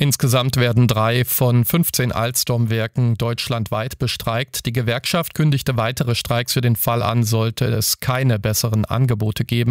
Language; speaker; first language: German; native; German